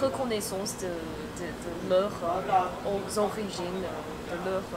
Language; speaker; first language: French; non-native, fluent; Chinese